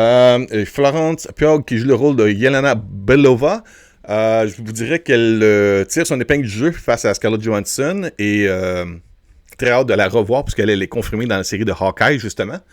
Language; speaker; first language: French; native; French